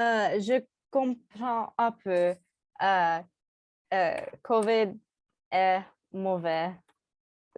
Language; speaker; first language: French; non-native, learner; English